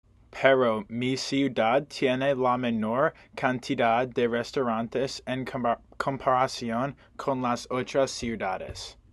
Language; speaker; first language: Spanish; non-native, learner; English